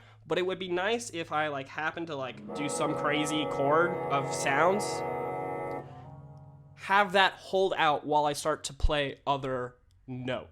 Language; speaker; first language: English; native; English